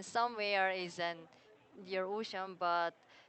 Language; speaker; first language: English; non-native, learner; Korean